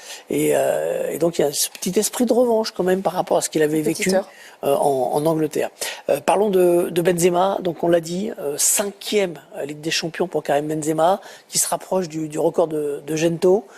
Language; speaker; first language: French; native; French